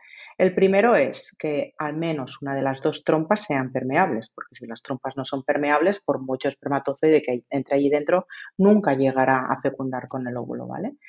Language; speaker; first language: Spanish; native; Spanish